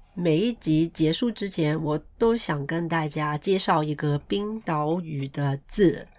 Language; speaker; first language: Chinese; non-native, local second language; Cantonese